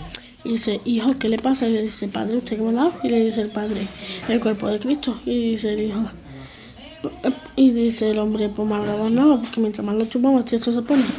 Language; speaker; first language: Spanish; native; Spanish